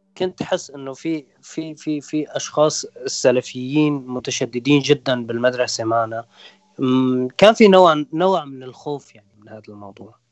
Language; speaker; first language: Arabic; non-native, local second language; Kurdish